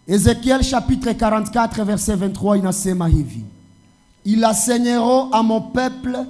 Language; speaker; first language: French; non-native, local second language; Swahili